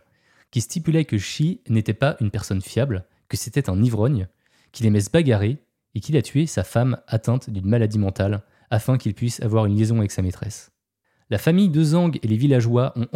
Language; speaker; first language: French; native; French